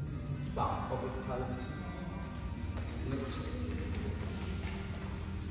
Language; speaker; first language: Vietnamese; non-native, learner; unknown